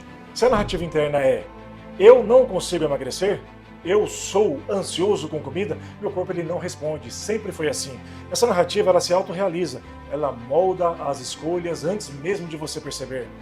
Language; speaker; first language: Portuguese; native; Portuguese